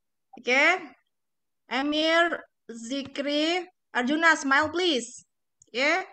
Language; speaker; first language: English; non-native, fluent; Indonesian